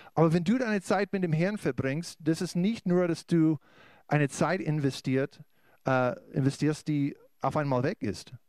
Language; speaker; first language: German; non-native, fluent; English